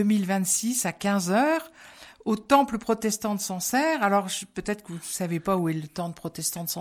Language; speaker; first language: French; native; French